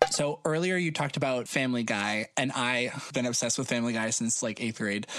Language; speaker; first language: English; native; English